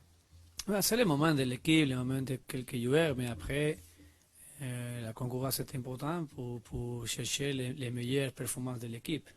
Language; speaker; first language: French; non-native, learner; Spanish